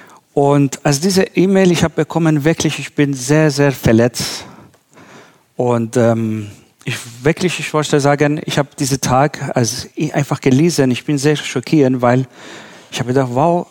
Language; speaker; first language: German; non-native, learner; Persian